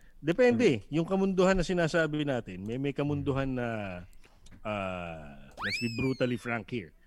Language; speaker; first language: Filipino; native; Filipino